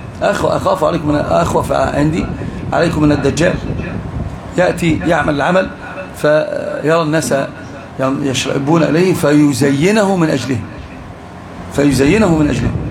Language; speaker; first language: Arabic; native; Arabic